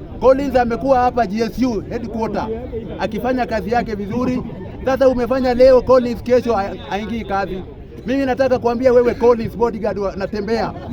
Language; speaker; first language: Swahili; non-native, local second language; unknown